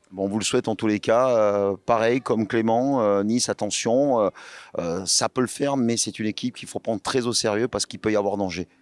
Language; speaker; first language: French; native; French